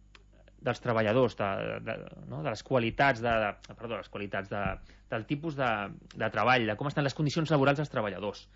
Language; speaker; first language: Catalan; native; Catalan